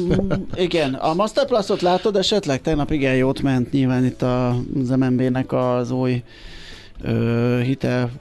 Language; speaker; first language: Hungarian; native; Hungarian